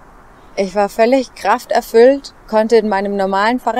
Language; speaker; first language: German; native; German